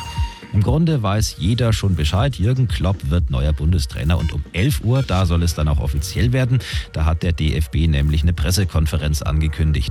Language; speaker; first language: German; native; German